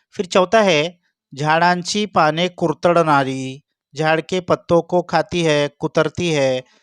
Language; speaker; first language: Hindi; non-native, local second language; Marathi